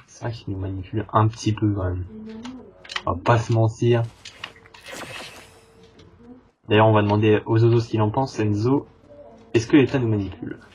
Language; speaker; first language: French; native; French